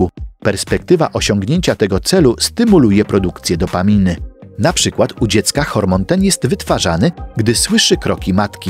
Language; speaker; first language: Polish; native; Polish